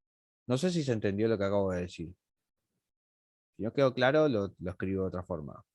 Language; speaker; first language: Spanish; native; Spanish